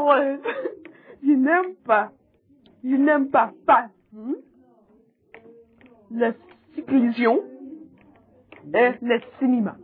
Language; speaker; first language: French; non-native, learner; English